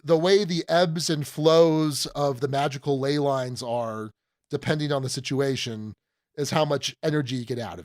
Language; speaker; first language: English; native; English